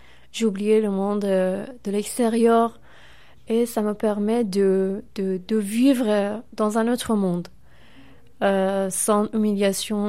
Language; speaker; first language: French; non-native, fluent; Persian